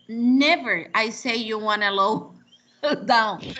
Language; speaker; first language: English; non-native, learner; Spanish